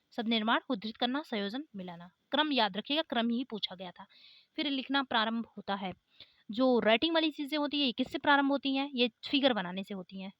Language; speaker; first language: Hindi; native; Hindi